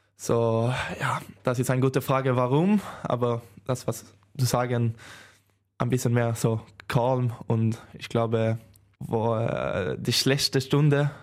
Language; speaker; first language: German; non-native, learner; Swedish